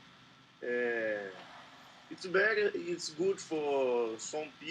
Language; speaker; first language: English; non-native, learner; Portuguese